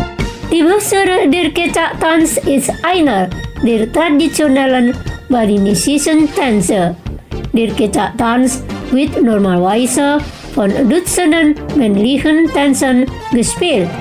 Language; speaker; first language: German; non-native, fluent; Indonesian